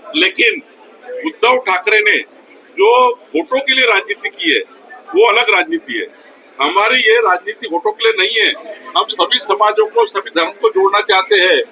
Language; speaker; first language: Hindi; non-native, local second language; Marathi